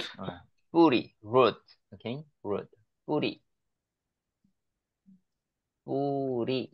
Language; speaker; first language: English; non-native, learner; Korean